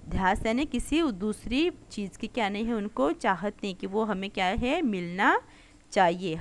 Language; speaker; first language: Hindi; non-native, local second language; Marathi